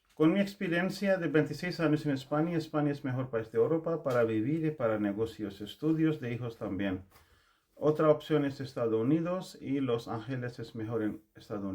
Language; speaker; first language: Spanish; non-native, learner; Urdu